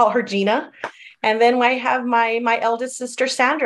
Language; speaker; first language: English; early bilingual, other home language; Spanish